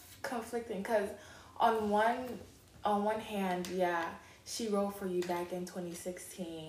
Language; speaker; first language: English; non-native, local second language; Akan